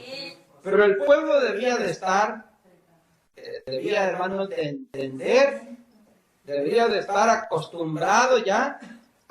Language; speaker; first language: Spanish; native; Spanish